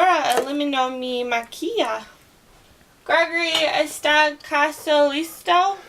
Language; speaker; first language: Spanish; non-native, learner; English